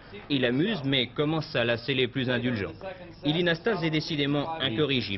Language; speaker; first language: French; native; French